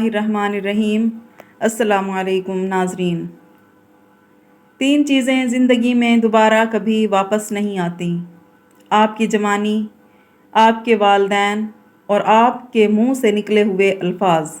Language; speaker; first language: Urdu; native; Urdu